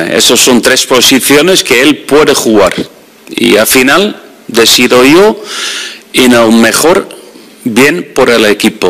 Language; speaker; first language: Spanish; non-native, fluent; Dutch